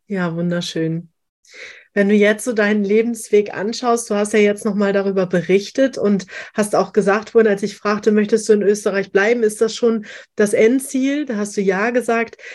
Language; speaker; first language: German; native; German